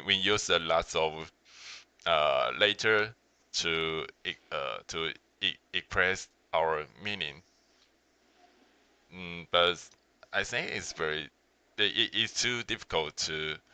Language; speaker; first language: English; non-native, learner; Chinese